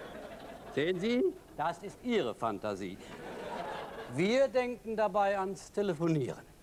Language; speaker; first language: German; native; German